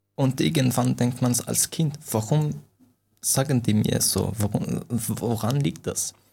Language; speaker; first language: German; non-native, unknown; Persian